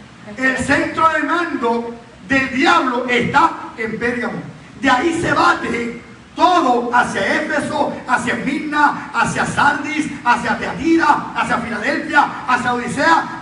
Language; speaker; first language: Spanish; native; Spanish